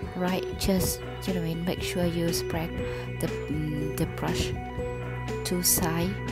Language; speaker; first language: English; non-native, learner; Vietnamese